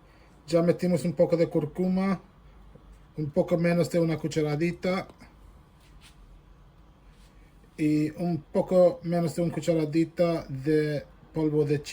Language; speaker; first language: Spanish; non-native, fluent; Bangla